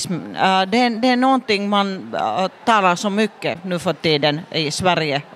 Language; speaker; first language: Swedish; non-native, fluent; Finnish